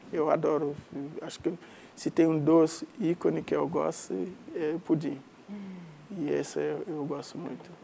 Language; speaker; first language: Portuguese; non-native, fluent; Wolof